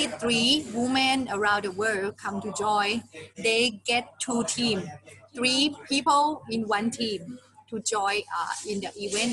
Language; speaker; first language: English; non-native, learner; Thai